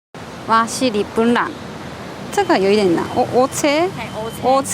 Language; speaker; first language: Chinese; non-native, fluent; Japanese